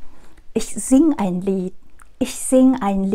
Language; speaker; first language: German; non-native, learner; Vietnamese